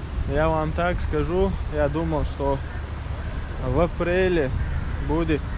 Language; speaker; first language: Russian; non-native, local second language; Chechen